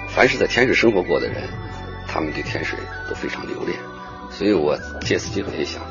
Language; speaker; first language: Chinese; native; Chinese